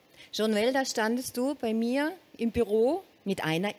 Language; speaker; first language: German; native; German